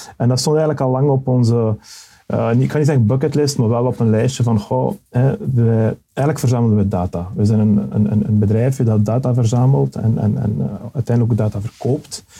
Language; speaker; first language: Dutch; early bilingual, other home language; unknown